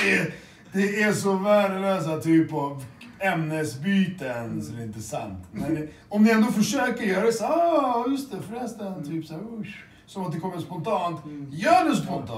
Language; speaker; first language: Swedish; early bilingual, other home language; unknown